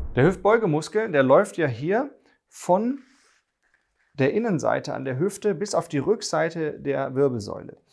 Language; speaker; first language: German; native; German